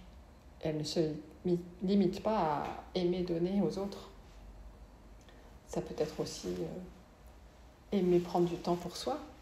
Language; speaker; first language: French; native; French